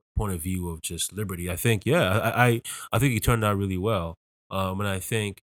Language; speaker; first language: English; early bilingual, other home language; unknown